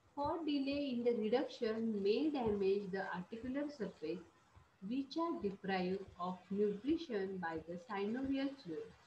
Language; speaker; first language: English; non-native, local second language; Marathi